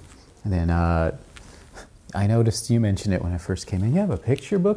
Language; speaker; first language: English; native; English